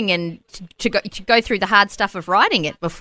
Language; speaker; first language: English; native; English